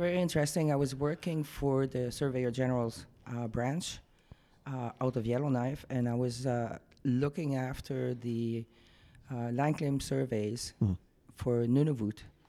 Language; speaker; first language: English; non-native, fluent; French